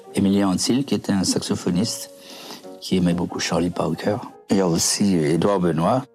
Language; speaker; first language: French; native; French